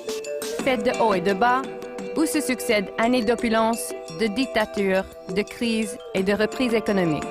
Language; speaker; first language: French; native; French